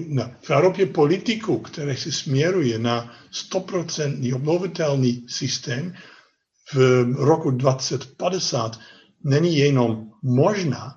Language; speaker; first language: Czech; non-native, fluent; Dutch